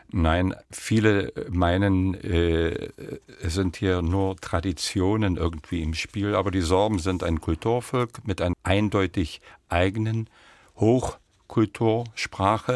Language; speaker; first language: German; non-native, local second language; Upper Sorbian